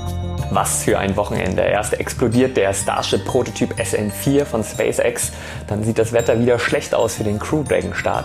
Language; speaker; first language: German; native; German